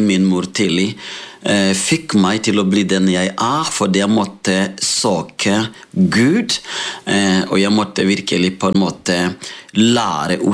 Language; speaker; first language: Norwegian; non-native, fluent; Rundi